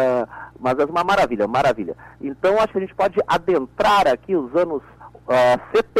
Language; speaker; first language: Portuguese; native; Portuguese